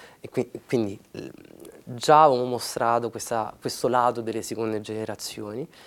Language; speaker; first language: Italian; early bilingual, other home language; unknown